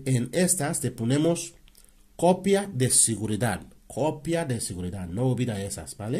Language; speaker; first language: Spanish; non-native, learner; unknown